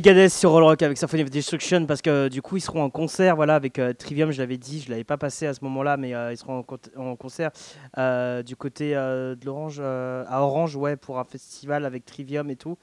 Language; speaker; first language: French; native; French